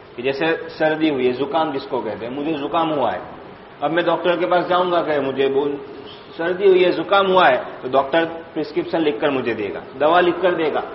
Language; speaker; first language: Urdu; native; Urdu